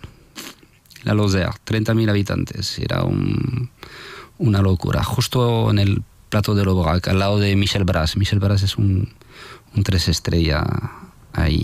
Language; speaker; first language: Spanish; non-native, fluent; French